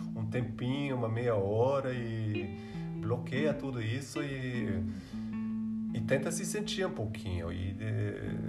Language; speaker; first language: Portuguese; non-native, fluent; German